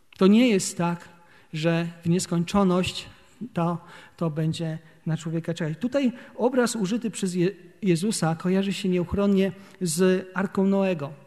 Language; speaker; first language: Polish; native; Polish